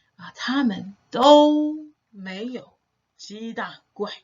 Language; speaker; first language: Chinese; non-native, fluent; English